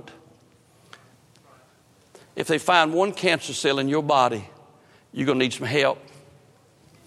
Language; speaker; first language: English; native; English